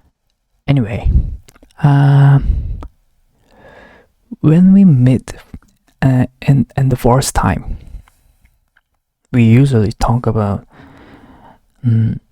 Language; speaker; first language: English; non-native, learner; Korean